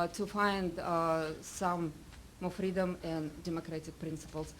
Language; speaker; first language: English; non-native, fluent; Russian